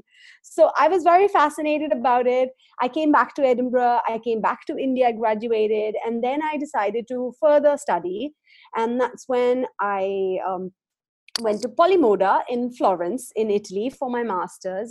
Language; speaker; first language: English; non-native, local second language; Hindi